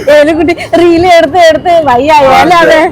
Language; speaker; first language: Malayalam; non-native, learner; Nepali